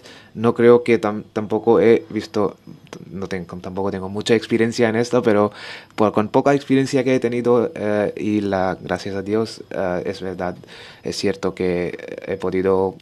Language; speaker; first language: Spanish; non-native, learner; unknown